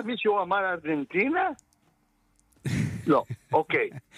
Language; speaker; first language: Hebrew; non-native, fluent; Portuguese